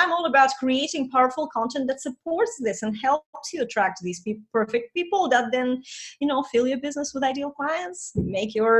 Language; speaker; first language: English; non-native, fluent; Russian